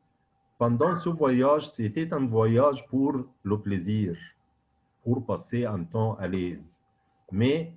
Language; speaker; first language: French; non-native, fluent; Arabic